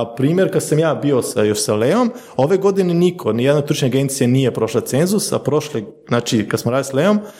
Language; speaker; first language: Croatian; early bilingual, heritage; Slovenian